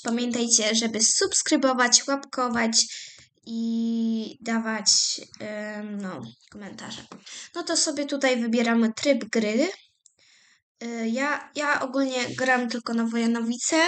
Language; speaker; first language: Polish; native; Polish